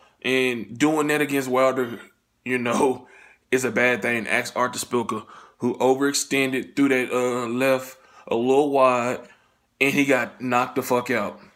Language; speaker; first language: English; native; English